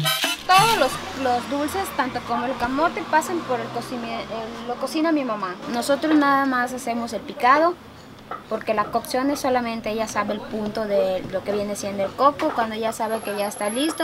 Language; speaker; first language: Spanish; native; Spanish